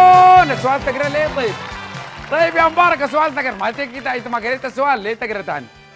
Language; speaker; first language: Arabic; native; Arabic